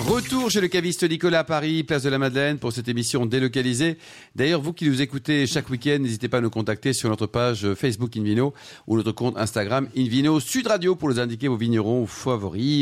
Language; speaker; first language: French; native; French